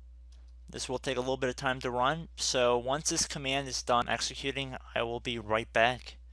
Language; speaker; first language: English; native; English